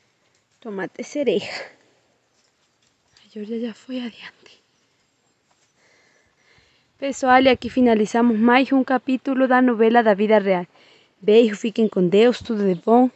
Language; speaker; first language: Spanish; non-native, learner; Portuguese